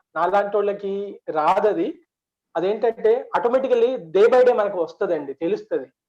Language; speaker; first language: Telugu; non-native, local second language; Urdu